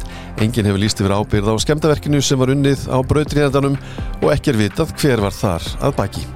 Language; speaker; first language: Icelandic; native; Icelandic